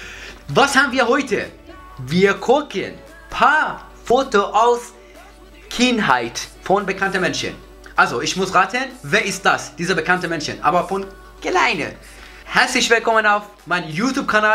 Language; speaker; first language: German; non-native, learner; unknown